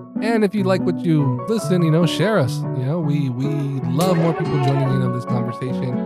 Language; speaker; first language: English; early bilingual, other home language; Spanish